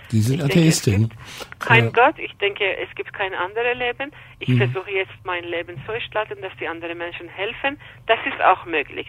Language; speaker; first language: German; non-native, fluent; Persian